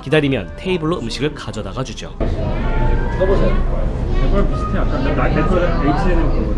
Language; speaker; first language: Korean; native; Korean